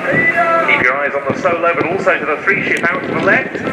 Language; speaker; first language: English; native; English